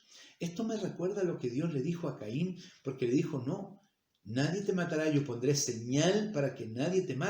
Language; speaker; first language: Spanish; native; Spanish